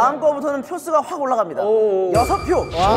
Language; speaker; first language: Korean; native; Korean